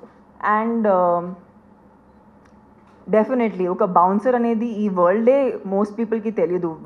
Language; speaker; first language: Telugu; non-native, fluent; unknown